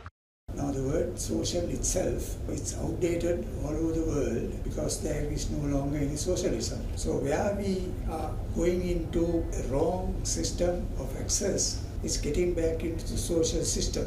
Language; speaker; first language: English; non-native, local second language; Sinhala